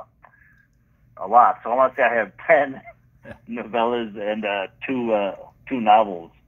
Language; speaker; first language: English; native; English